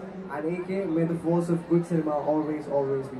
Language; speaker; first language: English; non-native, local second language; Hindi